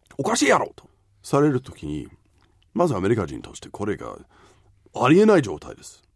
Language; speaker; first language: Japanese; non-native, fluent; English